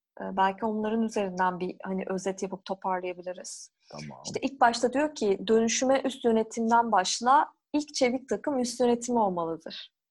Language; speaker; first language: Turkish; native; Turkish